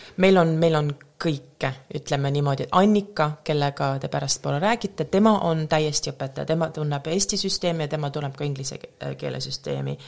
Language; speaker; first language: Estonian; native; Estonian